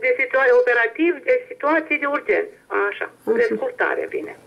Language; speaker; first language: Romanian; native; Romanian